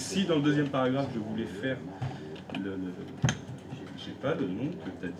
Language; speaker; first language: French; native; French